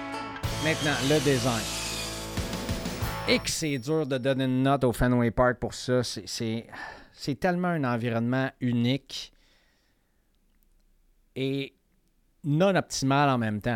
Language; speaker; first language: French; native; French